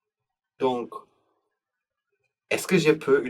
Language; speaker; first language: French; non-native, learner; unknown